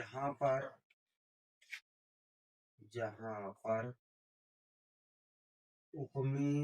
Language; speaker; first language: Hindi; native; Hindi